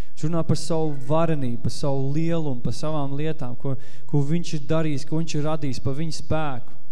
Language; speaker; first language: Latvian; native; Latvian